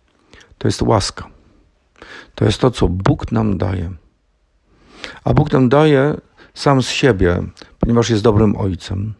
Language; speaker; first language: Polish; native; Polish